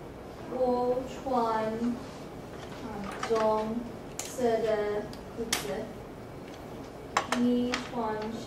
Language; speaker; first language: Chinese; non-native, learner; English